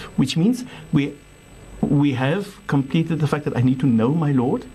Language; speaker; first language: English; non-native, local second language; Afrikaans